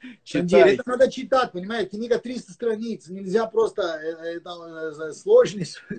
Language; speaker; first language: Russian; non-native, learner; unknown